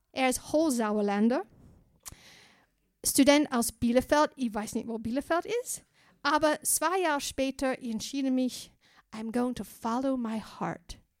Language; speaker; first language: German; non-native, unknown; English